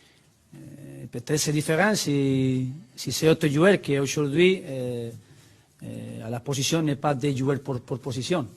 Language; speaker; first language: French; non-native, learner; Spanish